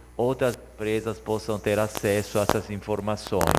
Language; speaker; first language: Portuguese; early bilingual, other home language; Italian